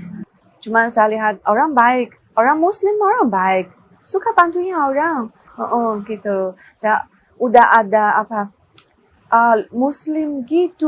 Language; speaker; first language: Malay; non-native, learner; Chinese